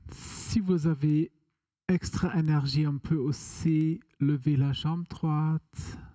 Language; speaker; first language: French; non-native, fluent; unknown